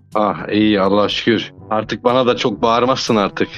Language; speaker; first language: Turkish; early bilingual, heritage; Turkish